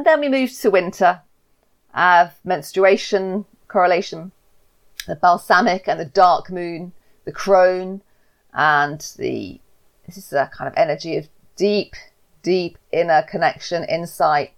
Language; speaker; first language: English; native; English